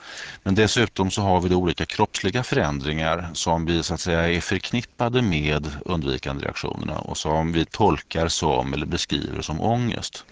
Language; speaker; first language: Swedish; native; Swedish